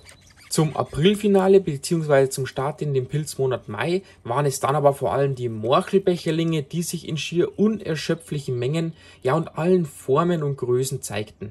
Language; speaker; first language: German; native; German